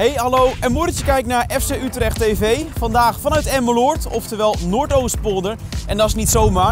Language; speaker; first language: Dutch; native; Dutch